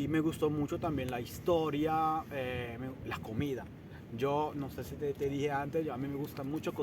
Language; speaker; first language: Spanish; non-native, fluent; Italian